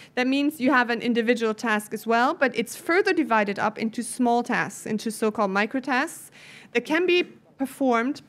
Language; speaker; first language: English; non-native, fluent; German